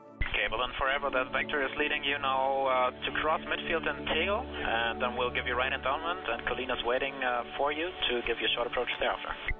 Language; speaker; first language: English; non-native, fluent; German